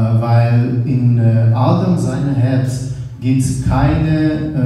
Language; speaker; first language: German; non-native, learner; Portuguese